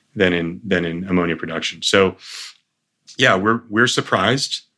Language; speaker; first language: English; early bilingual, other home language; Armenian